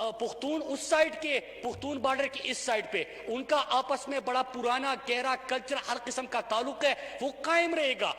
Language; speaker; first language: Urdu; non-native, local second language; Pashto